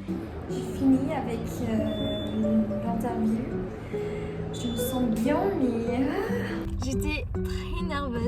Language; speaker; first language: French; non-native, fluent; English